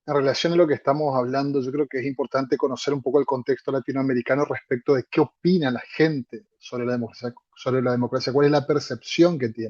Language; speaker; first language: Spanish; native; Spanish